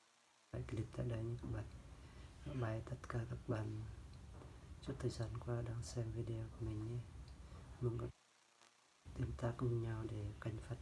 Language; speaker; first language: Vietnamese; non-native, local second language; Jarai